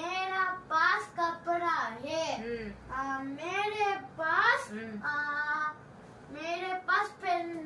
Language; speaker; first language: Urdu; non-native, local second language; Tamil